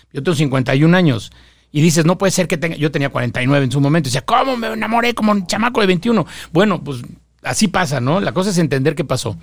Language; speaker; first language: Spanish; native; Spanish